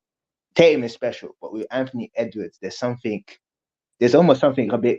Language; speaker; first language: English; native; English